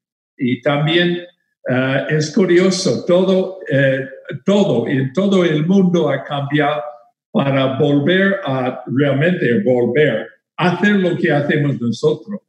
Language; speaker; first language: Spanish; non-native, fluent; English